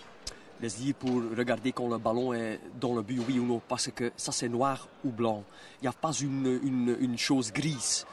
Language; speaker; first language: French; non-native, local second language; Dutch